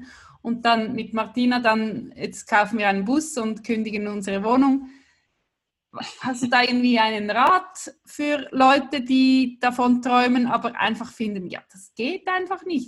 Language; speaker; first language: German; native; German